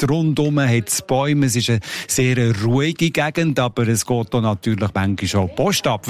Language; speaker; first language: German; native; German